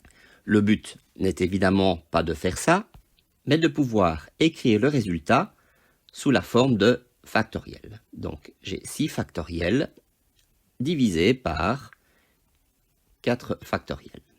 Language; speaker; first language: French; native; French